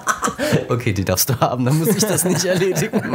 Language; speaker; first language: German; native; German